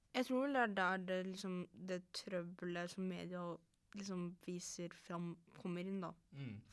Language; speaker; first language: Norwegian; native; Norwegian